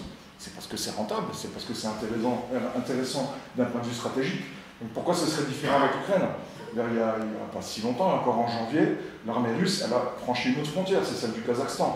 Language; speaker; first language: French; native; French